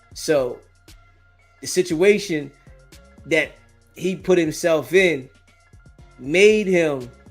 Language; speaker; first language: English; native; English